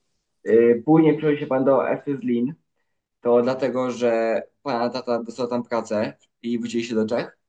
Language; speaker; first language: Polish; native; Polish